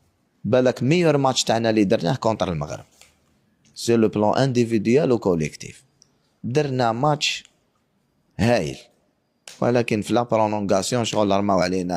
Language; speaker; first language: Arabic; native; Arabic